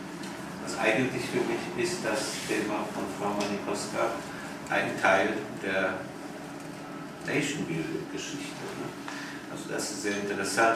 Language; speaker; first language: German; non-native, fluent; Polish